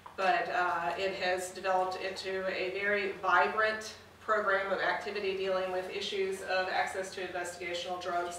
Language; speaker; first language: English; native; English